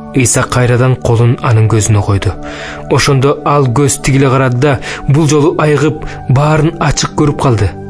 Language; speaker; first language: Kyrgyz; native; Kyrgyz